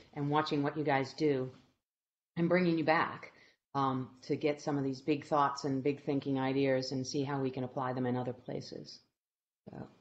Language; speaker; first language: English; native; English